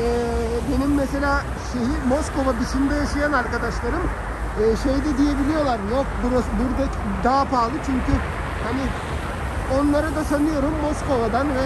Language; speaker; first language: Turkish; native; Turkish